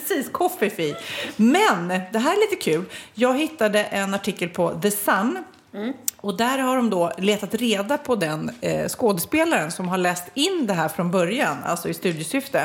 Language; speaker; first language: Swedish; native; Swedish